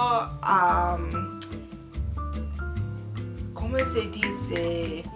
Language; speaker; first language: Spanish; non-native, learner; English